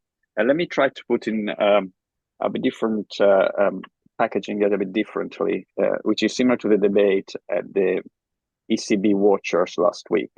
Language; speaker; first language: English; non-native, fluent; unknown